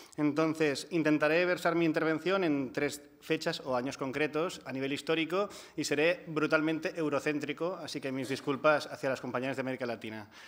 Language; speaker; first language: Spanish; non-native, local second language; Catalan